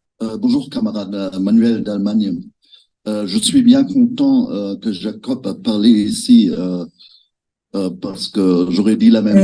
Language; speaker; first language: French; non-native, fluent; German